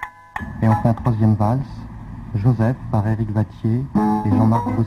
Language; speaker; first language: French; native; French